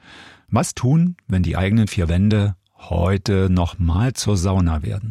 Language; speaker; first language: German; native; German